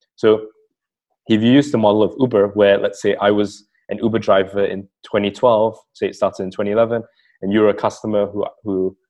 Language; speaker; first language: English; native; English